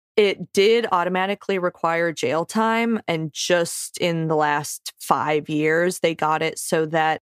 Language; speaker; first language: English; native; English